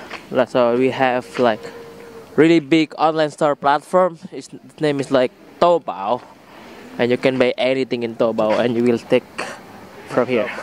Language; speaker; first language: English; non-native, learner; Indonesian